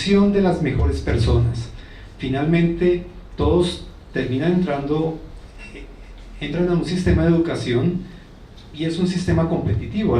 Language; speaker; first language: Spanish; native; Spanish